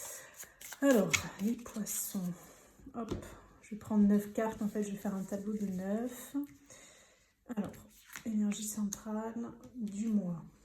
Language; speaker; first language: French; native; French